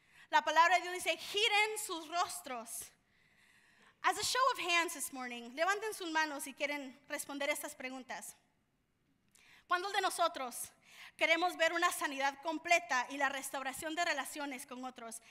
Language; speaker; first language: Spanish; early bilingual, heritage; Spanish